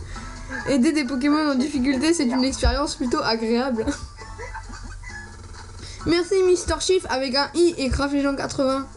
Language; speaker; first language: French; native; French